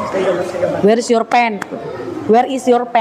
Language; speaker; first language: English; non-native, learner; Indonesian